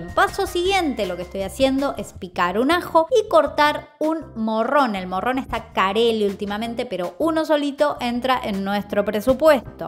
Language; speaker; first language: Spanish; native; Spanish